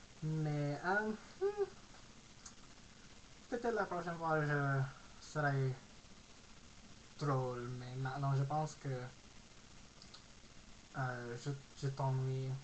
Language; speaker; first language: French; non-native, learner; English